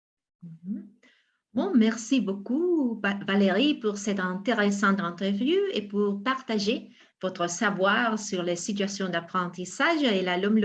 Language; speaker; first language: French; non-native, fluent; Spanish